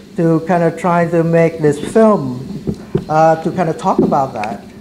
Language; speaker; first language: English; early bilingual, other home language; Vietnamese